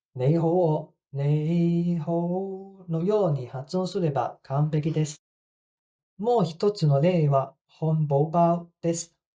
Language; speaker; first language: Japanese; non-native, fluent; Cantonese